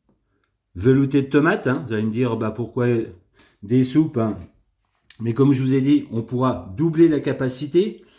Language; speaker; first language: French; native; French